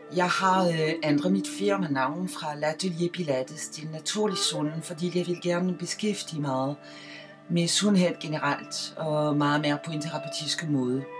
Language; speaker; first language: Danish; non-native, fluent; French